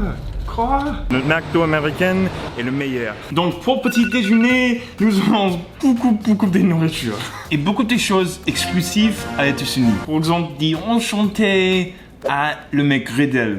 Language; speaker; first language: French; non-native, learner; English